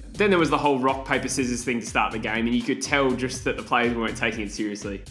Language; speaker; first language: English; native; English